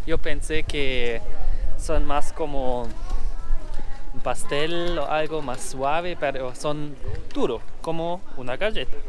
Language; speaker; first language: Spanish; non-native, learner; German